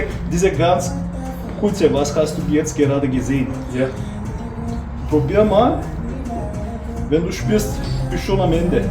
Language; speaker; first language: German; non-native, fluent; Bulgarian